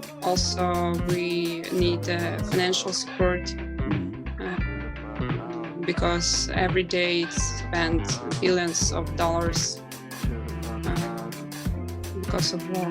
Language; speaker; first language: English; non-native, learner; Ukrainian